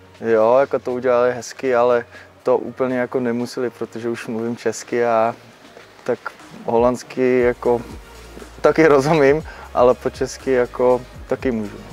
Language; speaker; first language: Czech; non-native, fluent; Dutch